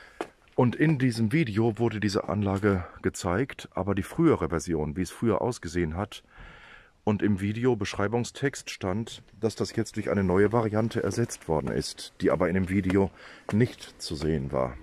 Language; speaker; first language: German; native; German